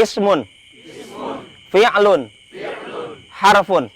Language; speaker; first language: Arabic; non-native, fluent; Indonesian